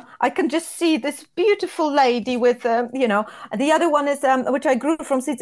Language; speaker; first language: English; non-native, fluent; Polish